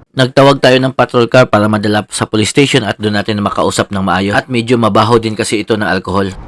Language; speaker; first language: Filipino; native; Filipino